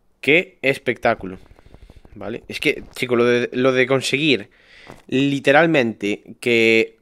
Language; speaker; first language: Spanish; native; Spanish